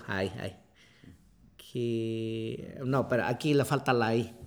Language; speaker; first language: Spanish; non-native, local second language; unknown